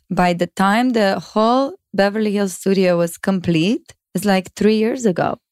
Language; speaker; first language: English; non-native, fluent; Romanian